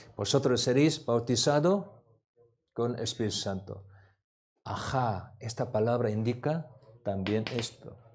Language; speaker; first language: Spanish; non-native, learner; Korean